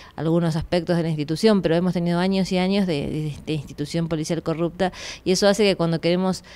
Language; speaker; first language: Spanish; native; Spanish